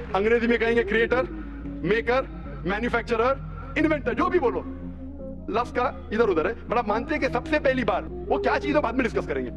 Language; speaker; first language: Hindi; non-native, local second language; Konkani